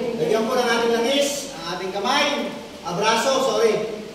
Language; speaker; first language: Filipino; native; Filipino